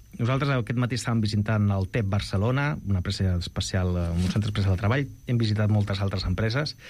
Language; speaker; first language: Catalan; non-native, local second language; Spanish